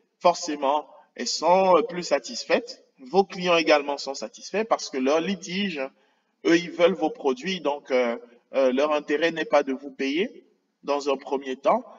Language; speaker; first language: French; native; French